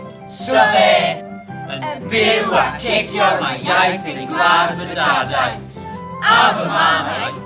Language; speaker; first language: Welsh; non-native, local second language; English